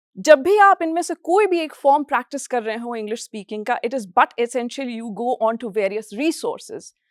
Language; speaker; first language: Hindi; non-native, fluent; English